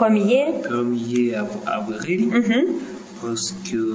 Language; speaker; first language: French; non-native, learner; Russian